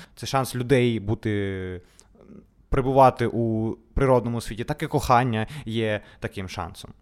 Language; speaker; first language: Ukrainian; non-native, local second language; Russian